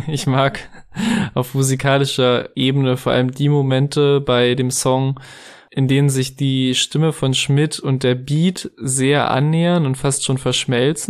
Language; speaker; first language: German; native; German